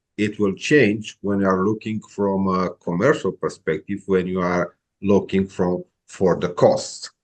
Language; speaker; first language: English; non-native, fluent; Romanian